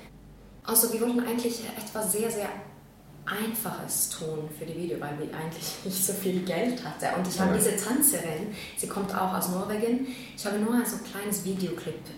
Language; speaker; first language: German; non-native, fluent; Norwegian